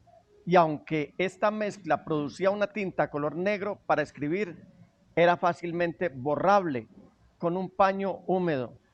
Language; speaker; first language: Spanish; native; Spanish